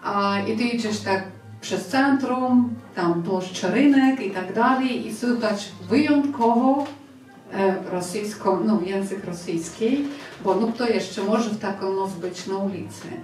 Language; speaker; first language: Polish; non-native, fluent; Ukrainian